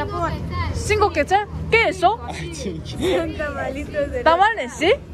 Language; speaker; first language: Spanish; non-native, learner; Turkish